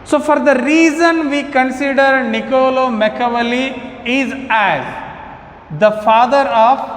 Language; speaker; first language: English; non-native, local second language; Kannada